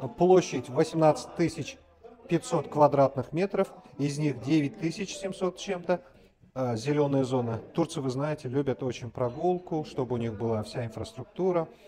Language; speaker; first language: Russian; non-native, local second language; Kazakh